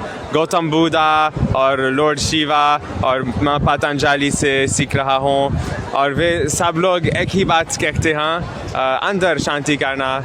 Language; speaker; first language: Hindi; non-native, learner; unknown